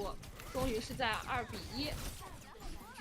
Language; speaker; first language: Chinese; native; Chinese